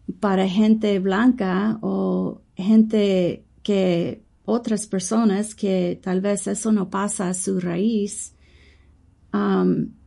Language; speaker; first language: Spanish; non-native, fluent; English